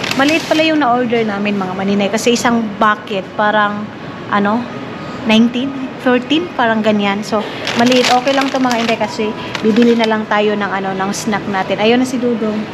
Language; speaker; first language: Filipino; non-native, local second language; Cebuano